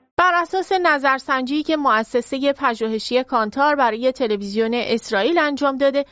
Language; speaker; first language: Persian; native; Persian